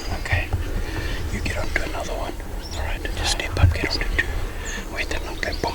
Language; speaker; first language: English; native; English